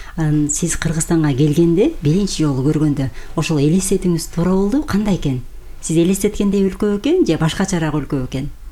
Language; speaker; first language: Kyrgyz; native; Kyrgyz